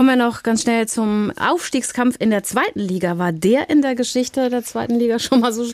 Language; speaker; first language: German; native; German